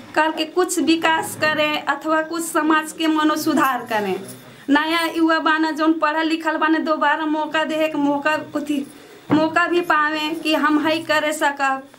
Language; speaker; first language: Bhojpuri; native; Bhojpuri